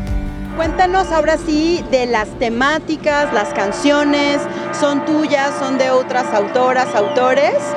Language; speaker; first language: Spanish; native; Spanish